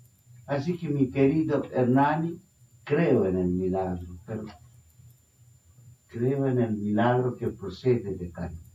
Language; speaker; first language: Spanish; non-native, fluent; Bangla